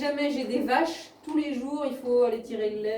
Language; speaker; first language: French; native; French